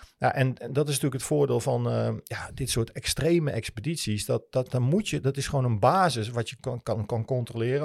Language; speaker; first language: Dutch; native; Dutch